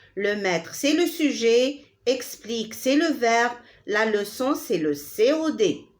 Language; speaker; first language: French; non-native, local second language; Arabic